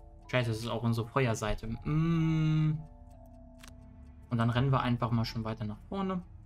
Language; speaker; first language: German; native; German